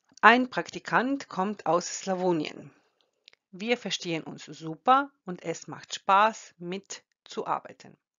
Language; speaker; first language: German; non-native, fluent; Croatian